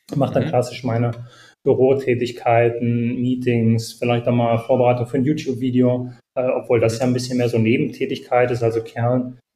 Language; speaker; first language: German; native; German